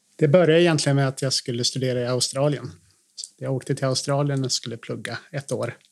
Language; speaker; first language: Swedish; native; Swedish